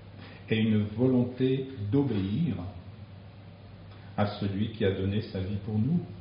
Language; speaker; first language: French; native; French